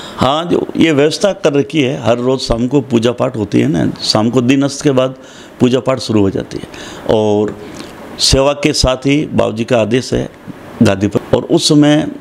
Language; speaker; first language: Hindi; native; Hindi